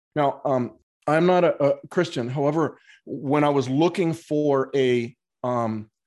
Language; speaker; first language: English; native; English